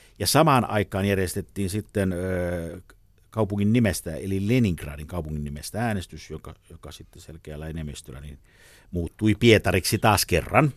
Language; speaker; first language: Finnish; native; Finnish